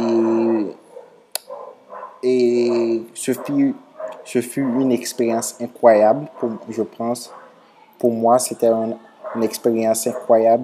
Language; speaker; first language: French; non-native, local second language; Haitian Creole